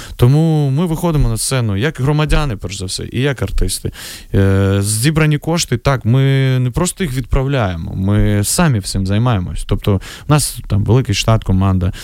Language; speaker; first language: Ukrainian; non-native, local second language; Russian